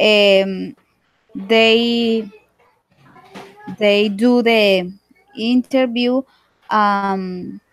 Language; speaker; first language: English; non-native, learner; Spanish